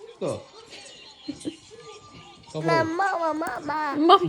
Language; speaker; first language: Russian; early bilingual, other home language; Azerbaijani